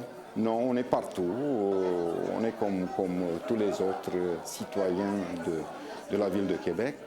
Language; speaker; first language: French; non-native, fluent; Romanian